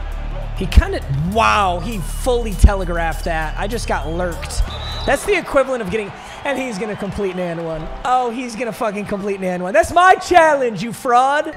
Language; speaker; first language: English; native; English